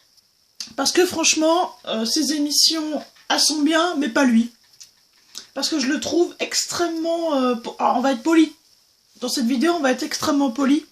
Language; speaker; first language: French; native; French